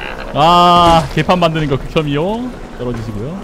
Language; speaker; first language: Korean; native; Korean